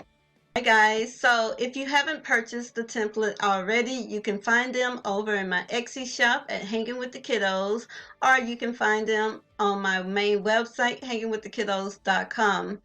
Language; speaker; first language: English; native; English